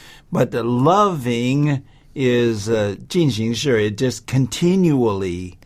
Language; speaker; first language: English; native; English